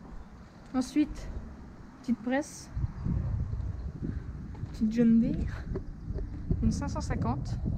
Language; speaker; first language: French; native; French